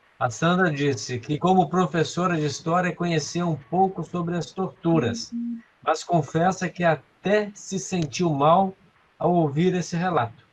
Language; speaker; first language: Portuguese; native; Portuguese